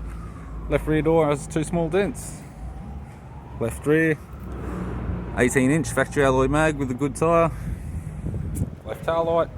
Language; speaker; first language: English; native; English